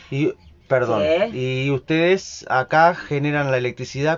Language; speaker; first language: Spanish; native; Spanish